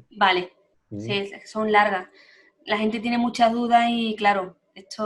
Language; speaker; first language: Spanish; native; Spanish